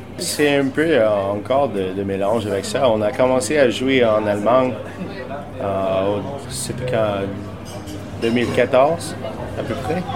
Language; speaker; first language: French; non-native, local second language; English